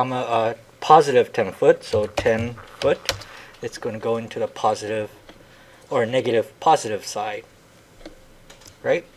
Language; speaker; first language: English; native; English